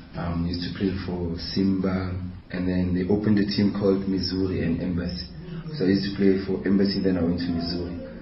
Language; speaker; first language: English; non-native, local second language; Southern Sotho